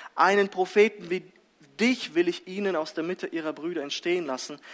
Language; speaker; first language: German; early bilingual, other home language; Russian